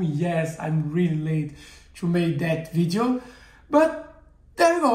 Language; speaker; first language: English; non-native, learner; Portuguese